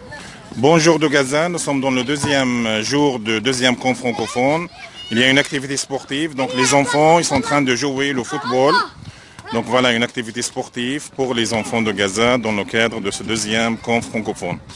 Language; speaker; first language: French; non-native, fluent; Arabic